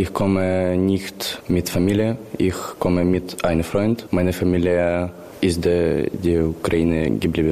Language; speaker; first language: German; non-native, learner; Ukrainian